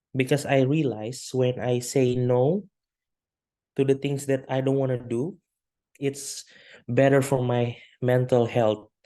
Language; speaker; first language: English; non-native, fluent; Indonesian